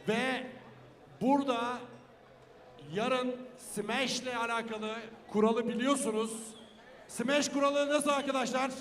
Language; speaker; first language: Turkish; native; Turkish